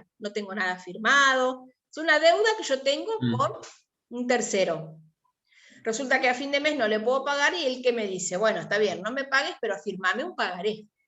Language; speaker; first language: Spanish; native; Spanish